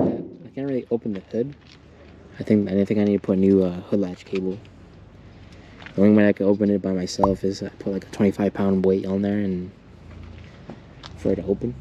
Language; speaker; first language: English; native; English